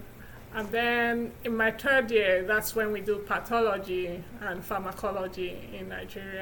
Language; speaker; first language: English; non-native, local second language; Igbo